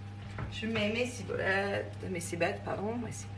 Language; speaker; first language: French; non-native, fluent; English